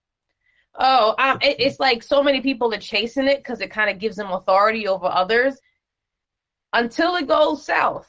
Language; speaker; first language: English; native; English